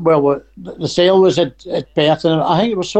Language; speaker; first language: English; native; English